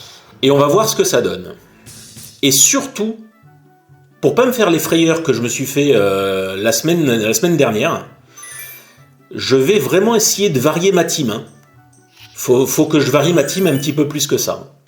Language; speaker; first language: French; native; French